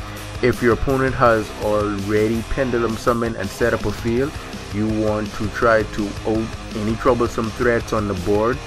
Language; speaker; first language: English; native; English